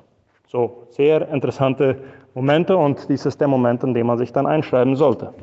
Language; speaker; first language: German; non-native, fluent; Spanish